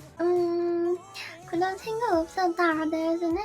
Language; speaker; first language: Korean; non-native, learner; Japanese